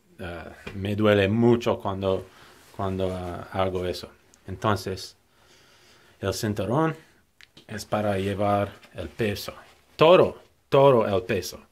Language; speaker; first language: Spanish; non-native, learner; English